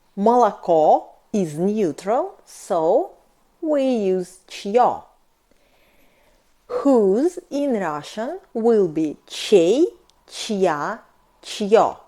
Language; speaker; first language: English; non-native, fluent; Russian